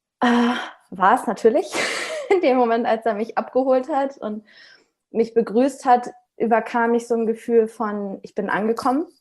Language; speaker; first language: German; native; German